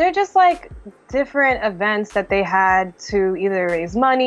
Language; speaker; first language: English; native; English